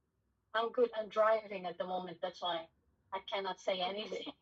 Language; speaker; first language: English; non-native, learner; Japanese